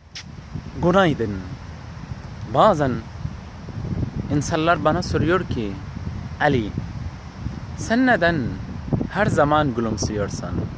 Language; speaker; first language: Turkish; non-native, learner; Arabic